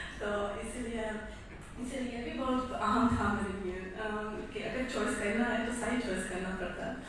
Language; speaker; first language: Urdu; non-native, fluent; Polish